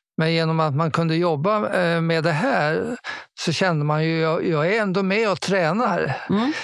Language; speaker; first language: Swedish; native; Swedish